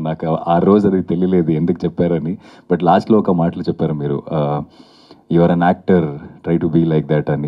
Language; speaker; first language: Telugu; non-native, fluent; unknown